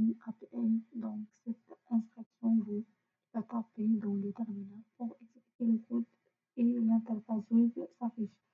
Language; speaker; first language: French; non-native, fluent; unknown